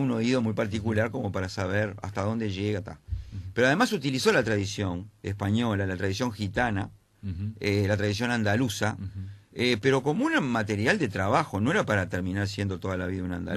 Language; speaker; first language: Spanish; native; Spanish